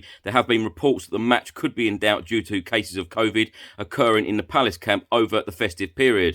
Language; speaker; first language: English; native; English